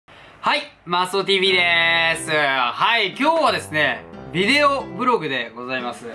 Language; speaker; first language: Japanese; native; Japanese